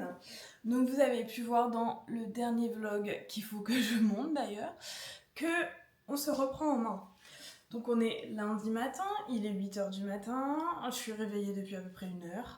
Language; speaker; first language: French; native; French